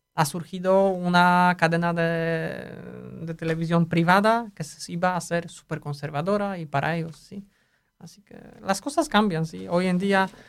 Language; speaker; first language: Spanish; non-native, fluent; Polish